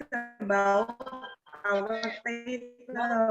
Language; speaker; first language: English; non-native, learner; Indonesian